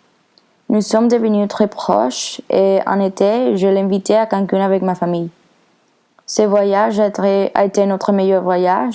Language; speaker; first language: French; non-native, learner; Spanish